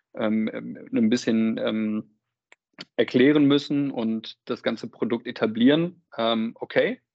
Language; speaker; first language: German; native; German